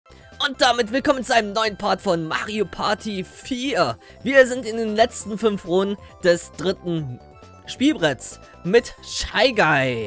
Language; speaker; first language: German; native; German